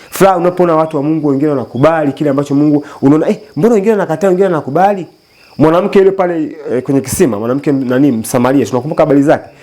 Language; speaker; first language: Swahili; native; Swahili